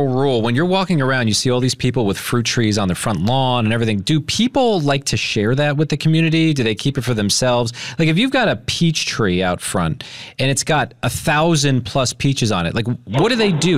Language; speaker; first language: English; native; English